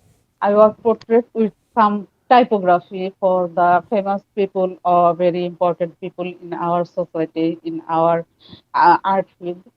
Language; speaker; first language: English; non-native, learner; Bangla